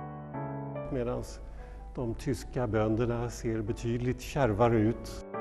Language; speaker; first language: Swedish; native; Swedish